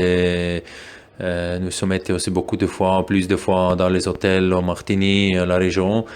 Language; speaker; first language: French; non-native, local second language; German